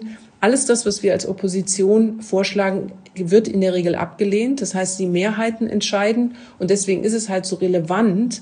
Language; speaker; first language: German; native; German